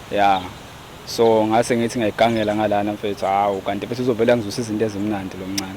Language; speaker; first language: Zulu; native; Zulu